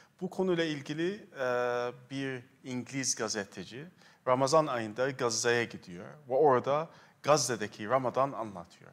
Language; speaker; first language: Turkish; non-native, fluent; Arabic